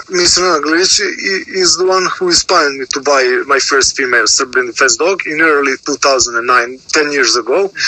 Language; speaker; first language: English; non-native, learner; Serbian